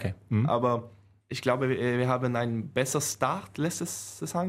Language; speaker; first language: German; non-native, learner; Swedish